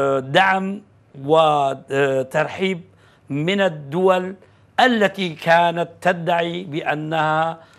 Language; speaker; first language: Arabic; non-native, fluent; Turkish